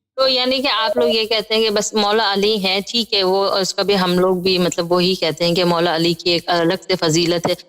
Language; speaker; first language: Urdu; native; Urdu